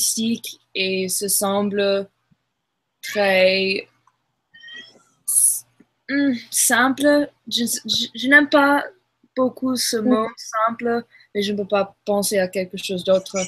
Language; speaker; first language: French; non-native, learner; English